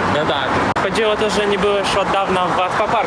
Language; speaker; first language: Polish; non-native, learner; Russian